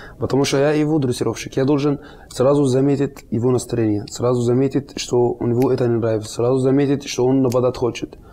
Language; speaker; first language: Russian; non-native, learner; Arabic